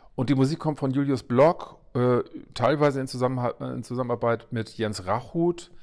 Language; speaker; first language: German; native; German